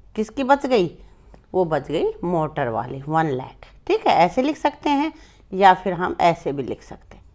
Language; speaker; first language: Hindi; native; Hindi